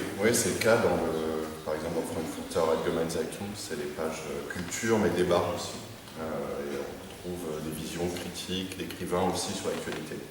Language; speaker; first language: French; native; French